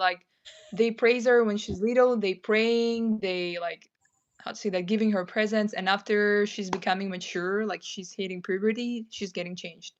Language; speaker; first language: English; non-native, fluent; Kyrgyz